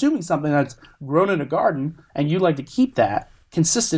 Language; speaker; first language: English; native; English